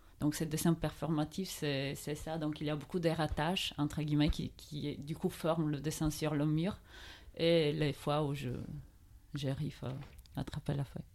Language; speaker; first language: French; non-native, fluent; Bulgarian